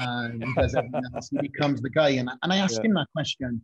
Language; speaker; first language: English; native; English